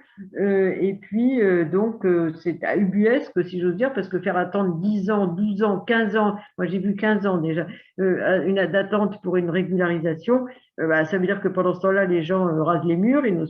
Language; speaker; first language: French; native; French